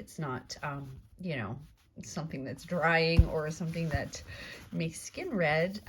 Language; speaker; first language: English; native; English